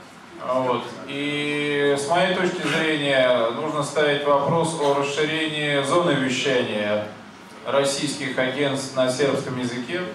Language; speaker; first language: Russian; native; Russian